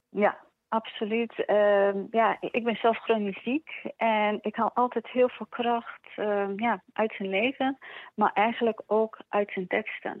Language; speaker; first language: Dutch; early bilingual, other home language; Polish